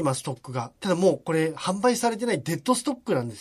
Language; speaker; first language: Japanese; native; Japanese